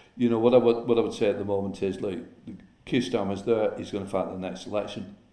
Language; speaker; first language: English; native; English